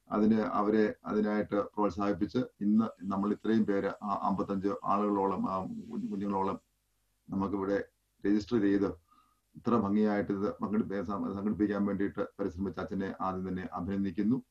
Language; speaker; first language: Malayalam; native; Malayalam